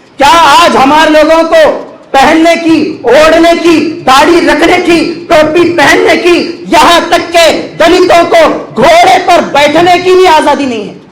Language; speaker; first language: Hindi; non-native, local second language; Urdu